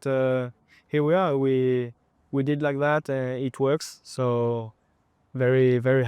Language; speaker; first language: English; non-native, fluent; French